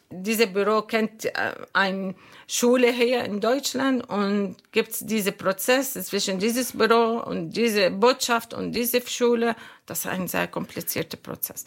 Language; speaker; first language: German; non-native, fluent; Arabic